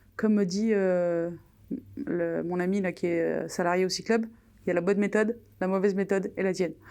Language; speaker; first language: French; native; French